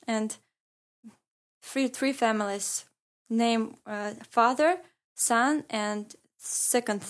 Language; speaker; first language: English; non-native, learner; Ingush